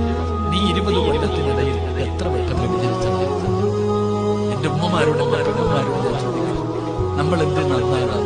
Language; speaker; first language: Malayalam; native; Malayalam